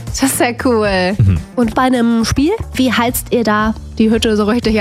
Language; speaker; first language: German; native; German